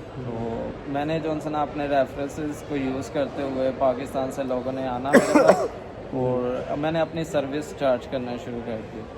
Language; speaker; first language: Urdu; non-native, local second language; Punjabi